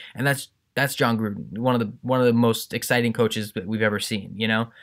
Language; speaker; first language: English; native; English